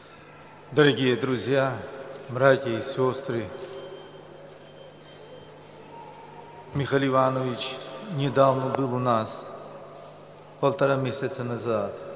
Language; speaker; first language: Russian; non-native, local second language; Romany